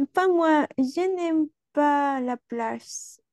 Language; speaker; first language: French; non-native, learner; Spanish